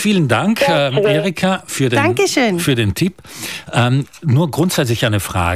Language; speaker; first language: German; native; German